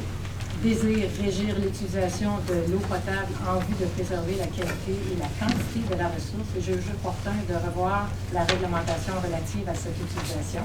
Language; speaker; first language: French; native; French